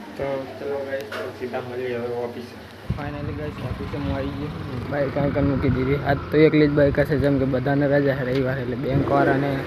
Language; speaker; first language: Gujarati; native; Gujarati